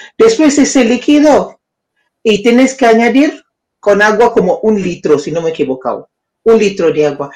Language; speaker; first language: Spanish; non-native, learner; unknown